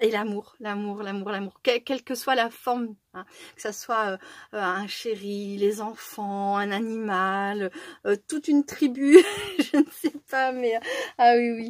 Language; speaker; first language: French; native; French